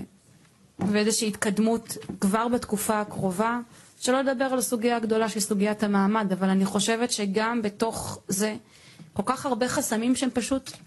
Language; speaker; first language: Hebrew; native; Hebrew